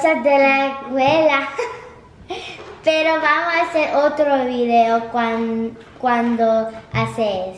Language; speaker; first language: Spanish; early bilingual, heritage; English